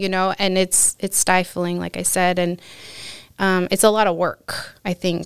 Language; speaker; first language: English; native; English